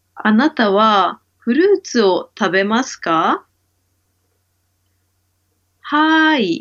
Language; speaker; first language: Japanese; non-native, learner; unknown